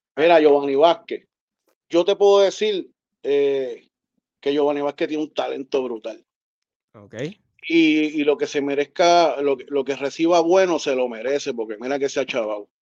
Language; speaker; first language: Spanish; native; Spanish